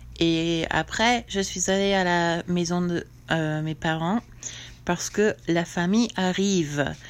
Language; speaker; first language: French; non-native, fluent; English